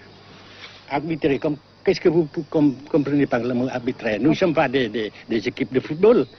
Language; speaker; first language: French; non-native, local second language; Vietnamese